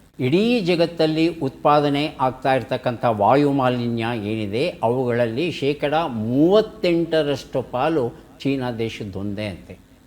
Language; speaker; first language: Kannada; native; Kannada